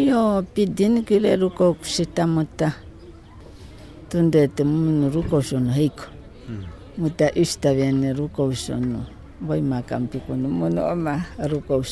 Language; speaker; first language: Finnish; non-native, fluent; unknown